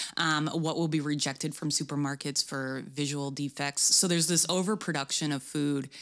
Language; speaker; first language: English; native; English